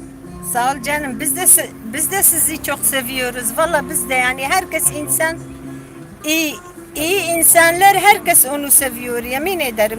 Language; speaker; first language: Turkish; non-native, local second language; Kurdish